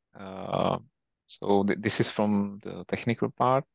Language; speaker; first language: English; non-native, fluent; Czech